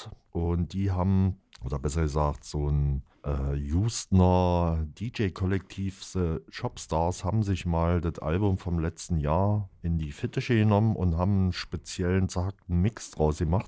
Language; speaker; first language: German; native; German